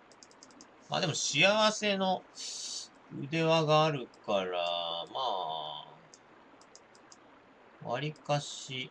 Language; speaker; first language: Japanese; native; Japanese